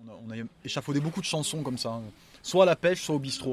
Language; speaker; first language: French; native; French